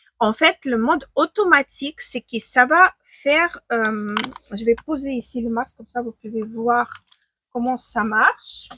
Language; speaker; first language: French; non-native, fluent; Ukrainian